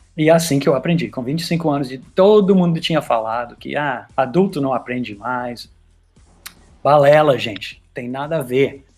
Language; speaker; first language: Portuguese; non-native, fluent; English